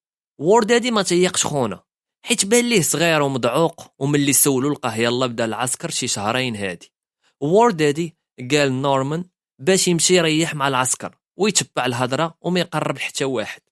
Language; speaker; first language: Arabic; native; Arabic